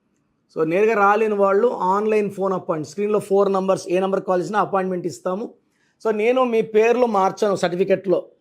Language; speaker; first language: Telugu; native; Telugu